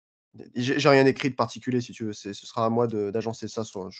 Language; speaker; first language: French; native; French